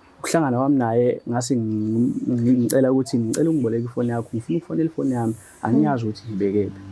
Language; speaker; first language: Zulu; native; Zulu